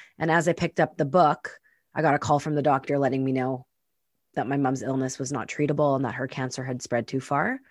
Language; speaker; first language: English; native; English